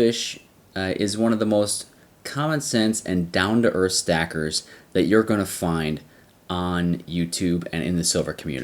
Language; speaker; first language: English; native; English